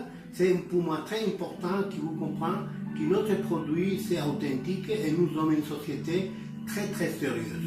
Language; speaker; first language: French; non-native, learner; Spanish